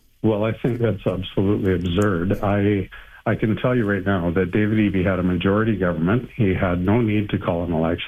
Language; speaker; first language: English; native; English